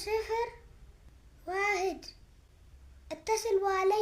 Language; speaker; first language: Arabic; non-native, learner; Amharic